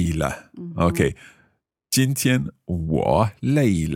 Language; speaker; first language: Chinese; non-native, learner; English